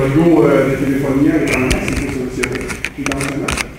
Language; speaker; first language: Spanish; native; Spanish